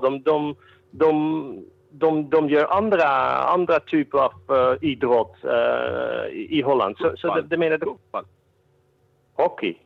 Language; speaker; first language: Swedish; non-native, fluent; Dutch